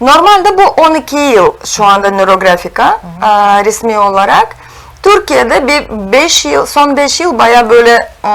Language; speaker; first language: Turkish; non-native, fluent; Russian